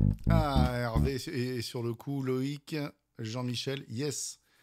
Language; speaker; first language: French; native; French